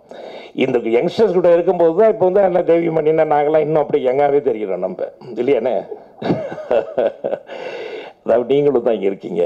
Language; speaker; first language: Tamil; native; Tamil